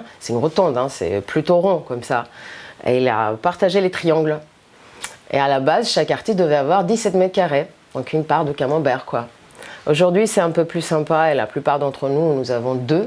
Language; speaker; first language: French; non-native, fluent; Greek